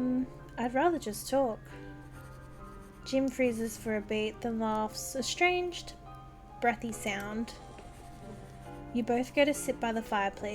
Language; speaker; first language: English; native; English